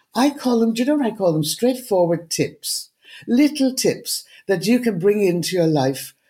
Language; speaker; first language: English; native; English